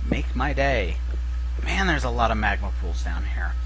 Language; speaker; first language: English; native; English